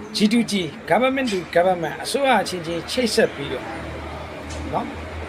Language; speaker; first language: Burmese; native; Burmese